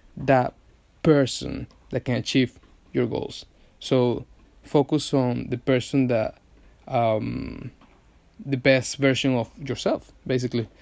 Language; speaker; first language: English; non-native, fluent; Spanish